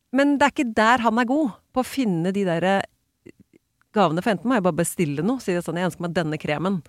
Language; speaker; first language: Norwegian; native; Norwegian